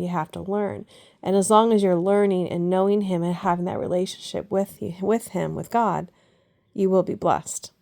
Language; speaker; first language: English; native; English